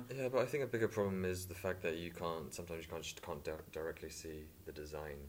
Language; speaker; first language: English; native; English